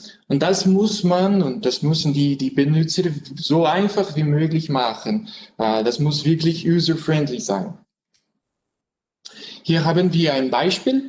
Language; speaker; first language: German; non-native, learner; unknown